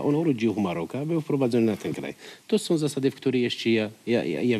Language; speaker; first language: Polish; non-native, learner; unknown